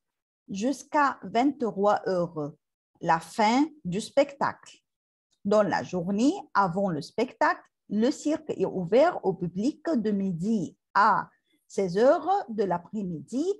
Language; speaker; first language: French; non-native, learner; Arabic